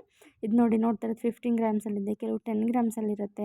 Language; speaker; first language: Kannada; native; Kannada